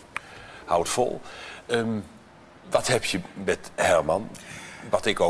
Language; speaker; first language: Dutch; native; Dutch